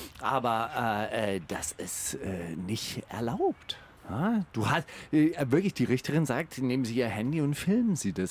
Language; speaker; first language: German; native; German